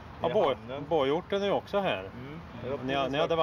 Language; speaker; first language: Swedish; native; Swedish